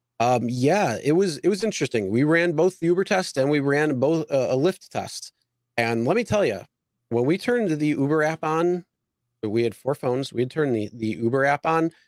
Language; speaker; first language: English; native; English